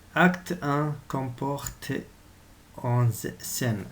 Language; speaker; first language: French; non-native, local second language; Arabic